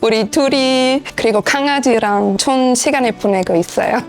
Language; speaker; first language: Korean; non-native, learner; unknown